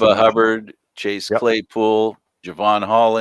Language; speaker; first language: English; native; English